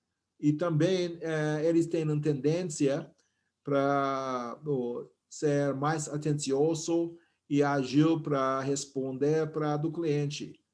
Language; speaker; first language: Portuguese; non-native, fluent; English